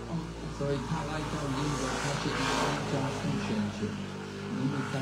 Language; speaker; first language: Chinese; non-native, learner; English